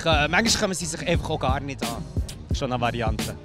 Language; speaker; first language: German; native; German